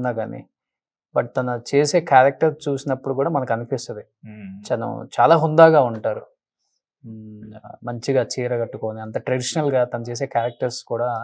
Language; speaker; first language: Telugu; native; Telugu